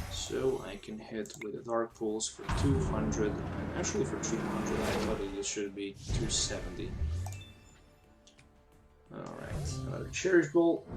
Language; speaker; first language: English; non-native, fluent; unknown